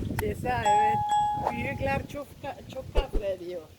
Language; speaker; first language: Turkish; non-native, learner; Spanish